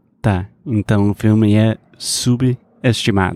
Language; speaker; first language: Portuguese; non-native, fluent; English